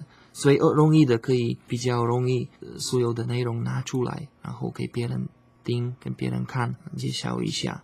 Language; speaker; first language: Chinese; non-native, learner; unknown